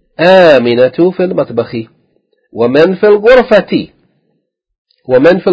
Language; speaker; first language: Arabic; non-native, fluent; English